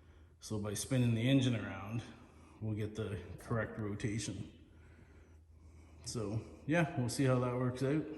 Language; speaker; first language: English; native; English